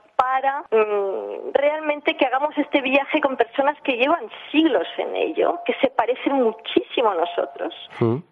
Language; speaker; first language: Spanish; early bilingual, heritage; English